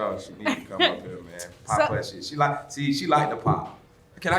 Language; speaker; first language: English; native; English